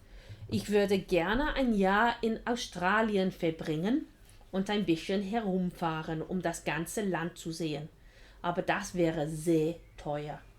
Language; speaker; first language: German; non-native, fluent; English